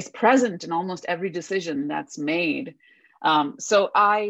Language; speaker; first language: English; non-native, local second language; Hindi